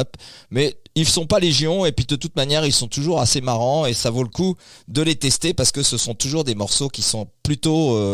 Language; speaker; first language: French; native; French